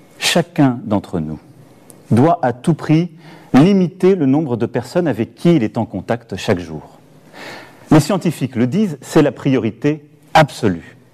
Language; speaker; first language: French; native; French